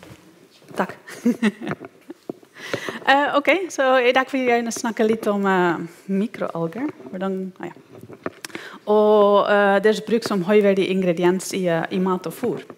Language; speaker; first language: Norwegian; non-native, fluent; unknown